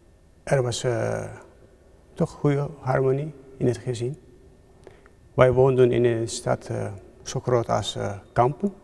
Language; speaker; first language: Dutch; non-native, fluent; Turkish